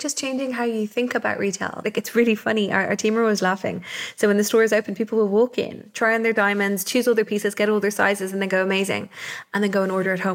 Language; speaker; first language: English; native; English